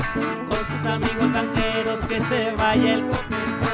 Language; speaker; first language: Spanish; native; Spanish